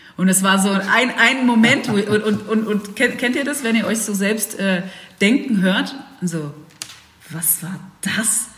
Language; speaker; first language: German; early bilingual, other home language; Dutch